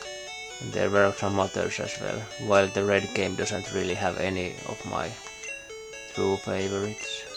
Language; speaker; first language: English; non-native, fluent; Finnish